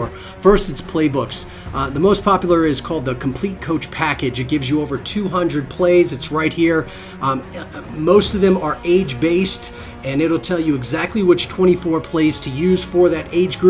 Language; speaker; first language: English; native; English